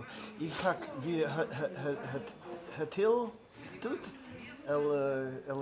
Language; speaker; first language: Russian; non-native, learner; English